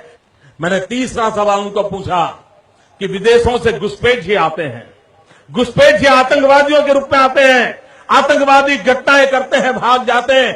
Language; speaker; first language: Hindi; native; Hindi